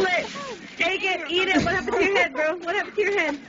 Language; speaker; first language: English; native; English